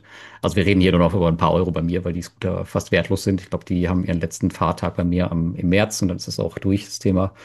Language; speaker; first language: German; native; German